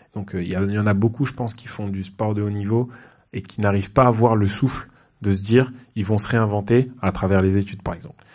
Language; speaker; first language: French; native; French